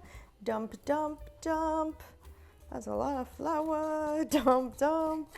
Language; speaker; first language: English; native; English